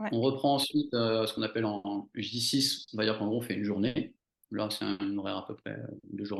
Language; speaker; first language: French; native; French